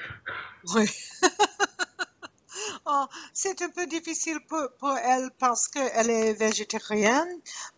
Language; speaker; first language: French; non-native, learner; English